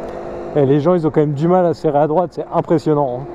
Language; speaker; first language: French; native; French